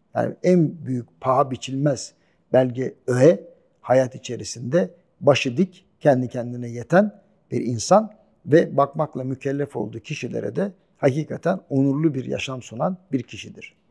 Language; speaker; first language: Turkish; native; Turkish